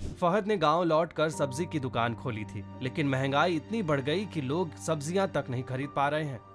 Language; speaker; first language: Hindi; native; Hindi